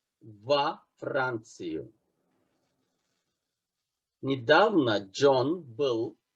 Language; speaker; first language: Russian; non-native, fluent; Turkish